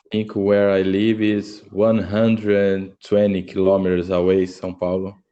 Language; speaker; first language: English; non-native, learner; Portuguese